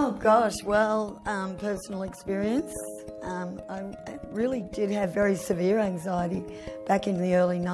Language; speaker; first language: English; native; English